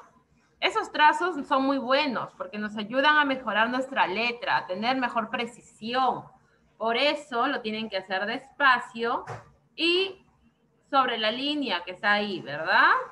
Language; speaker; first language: Spanish; native; Spanish